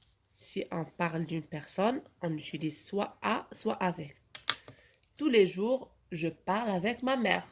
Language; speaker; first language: French; non-native, local second language; Arabic